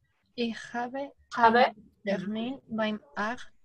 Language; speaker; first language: German; non-native, learner; Spanish